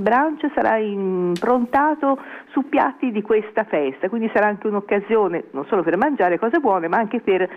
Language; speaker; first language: Italian; native; Italian